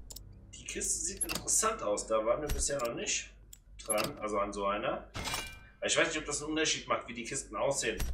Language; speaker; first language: German; native; German